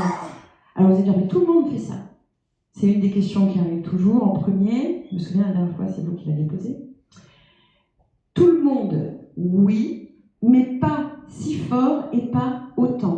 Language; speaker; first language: French; native; French